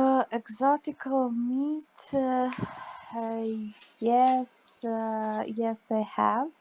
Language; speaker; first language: English; non-native, learner; Serbian